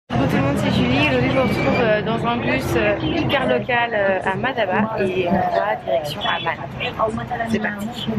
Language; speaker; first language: French; native; French